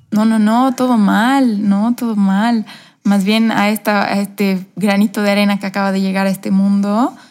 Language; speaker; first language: Spanish; native; Spanish